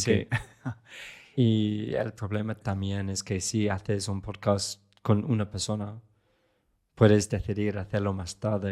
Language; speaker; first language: Spanish; non-native, fluent; English